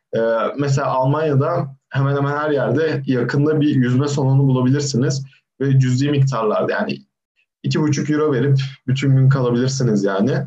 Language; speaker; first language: Turkish; native; Turkish